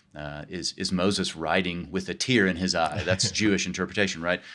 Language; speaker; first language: English; native; English